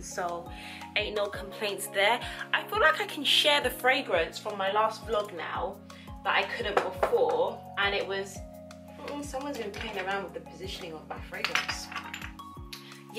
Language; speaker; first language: English; native; English